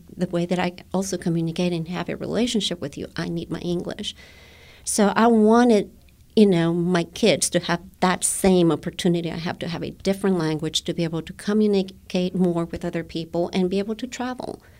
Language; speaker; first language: English; non-native, fluent; Spanish